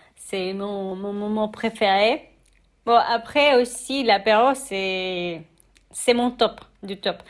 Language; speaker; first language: French; non-native, fluent; Spanish